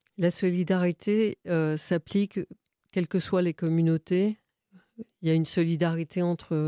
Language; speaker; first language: French; native; French